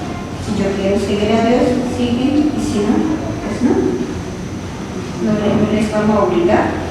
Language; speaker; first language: Spanish; non-native, local second language; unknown